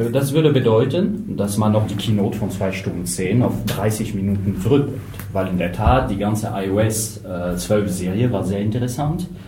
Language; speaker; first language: German; non-native, fluent; French